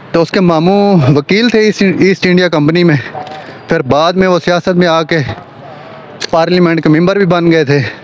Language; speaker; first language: Urdu; non-native, local second language; Punjabi